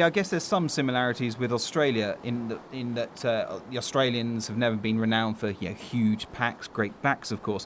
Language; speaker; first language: English; native; English